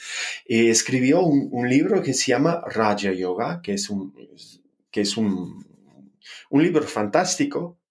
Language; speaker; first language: Spanish; non-native, fluent; English